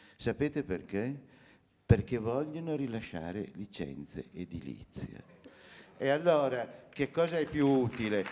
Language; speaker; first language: Italian; native; Italian